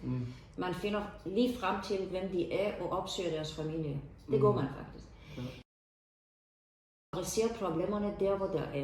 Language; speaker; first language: Danish; non-native, fluent; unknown